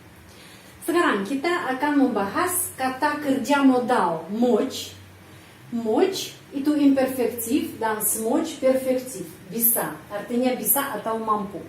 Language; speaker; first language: Indonesian; non-native, fluent; Russian